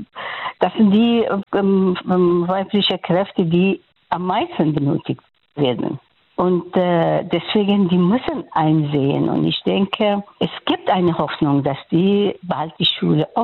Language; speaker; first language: German; non-native, fluent; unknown